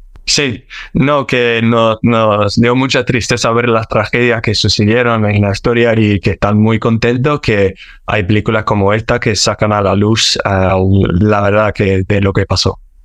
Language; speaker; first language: Spanish; native; Spanish